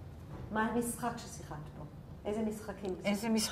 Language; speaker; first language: Hebrew; native; Hebrew